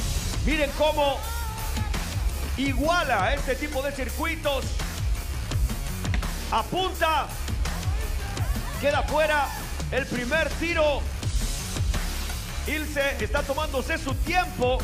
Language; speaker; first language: Spanish; native; Spanish